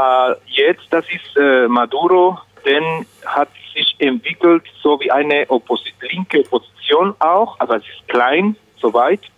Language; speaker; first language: German; non-native, learner; Spanish